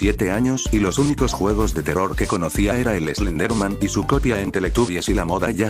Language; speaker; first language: Spanish; native; Spanish